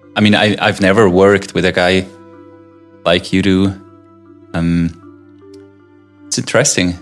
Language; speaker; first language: English; non-native, fluent; German